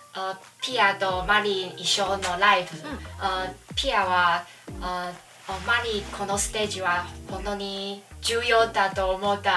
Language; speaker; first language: Japanese; non-native, learner; Chinese